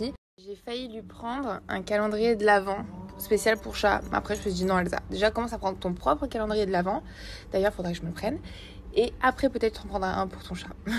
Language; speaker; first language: French; native; French